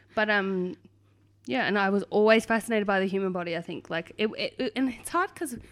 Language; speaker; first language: English; native; English